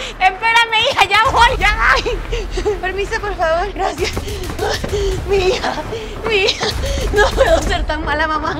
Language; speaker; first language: Spanish; native; Spanish